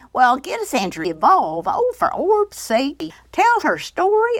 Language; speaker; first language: English; early bilingual, other home language; Spanish